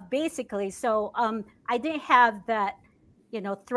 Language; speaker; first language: English; non-native, local second language; Cebuano